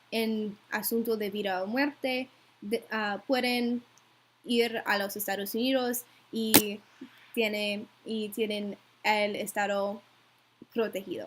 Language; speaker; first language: Spanish; non-native, learner; English